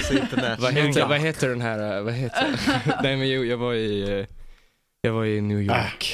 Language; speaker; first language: Swedish; native; Swedish